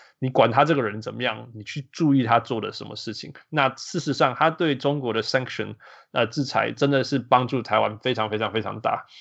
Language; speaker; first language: Chinese; early bilingual, heritage; Chinese